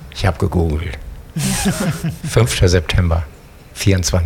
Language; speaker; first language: German; native; German